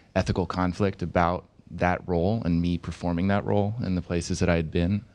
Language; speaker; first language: English; native; English